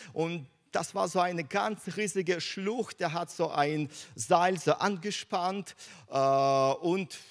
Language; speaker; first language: German; non-native, fluent; Russian